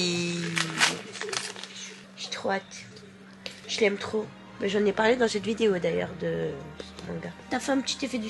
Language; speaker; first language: French; native; French